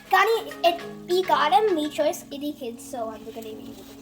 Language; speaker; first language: Telugu; early bilingual, heritage; Telugu